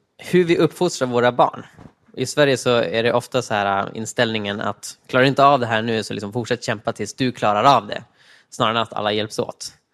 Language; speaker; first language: Swedish; native; Swedish